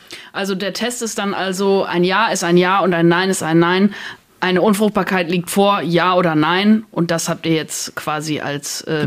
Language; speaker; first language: German; native; German